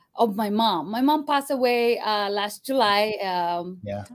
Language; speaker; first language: English; non-native, local second language; Cebuano